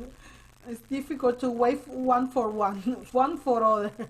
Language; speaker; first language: English; non-native, learner; Spanish